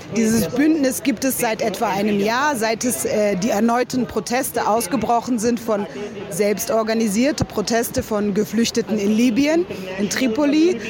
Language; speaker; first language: German; native; German